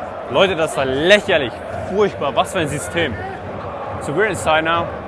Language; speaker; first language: German; non-native, fluent; Hungarian